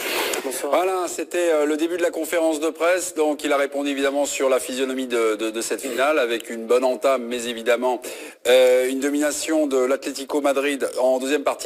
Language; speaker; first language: French; native; French